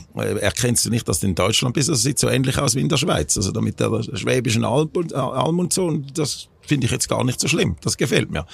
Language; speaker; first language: German; native; German